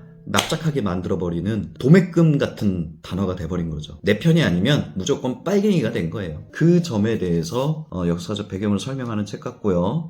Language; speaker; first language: Korean; native; Korean